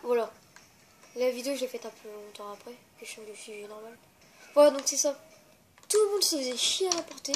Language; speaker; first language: French; native; French